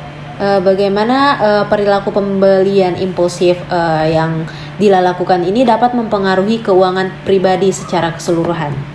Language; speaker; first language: Indonesian; native; Indonesian